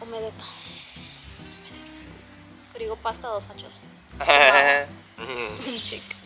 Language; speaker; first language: Korean; non-native, learner; Spanish